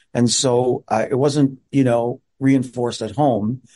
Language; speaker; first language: English; native; English